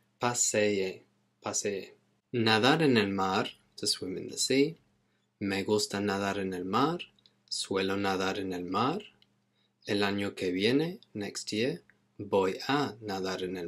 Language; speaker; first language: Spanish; non-native, fluent; English